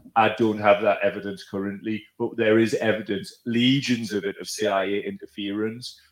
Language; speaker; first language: English; native; English